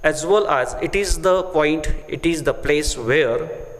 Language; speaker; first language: English; non-native, local second language; Marathi